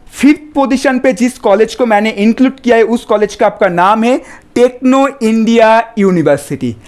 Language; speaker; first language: Hindi; non-native, local second language; Bangla